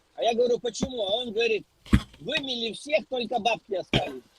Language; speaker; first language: Russian; non-native, local second language; Ukrainian